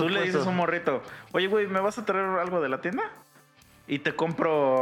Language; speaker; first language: Spanish; native; Spanish